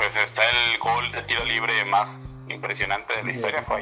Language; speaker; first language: Spanish; native; Spanish